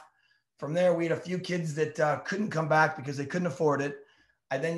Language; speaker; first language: English; native; English